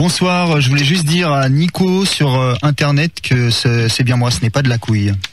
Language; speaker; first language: French; native; French